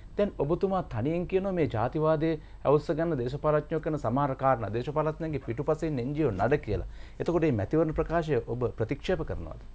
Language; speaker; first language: Sinhala; native; Sinhala